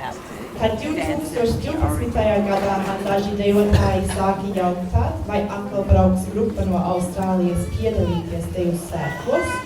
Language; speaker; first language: Latvian; early bilingual, heritage; Latvian